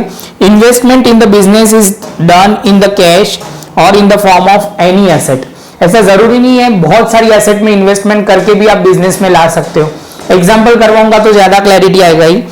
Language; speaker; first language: Hindi; non-native, local second language; Gujarati